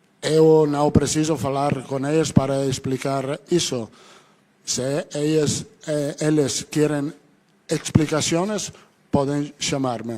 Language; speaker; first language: Portuguese; non-native, learner; Italian